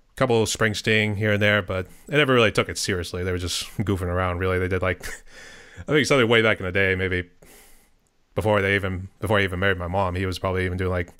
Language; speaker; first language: English; native; English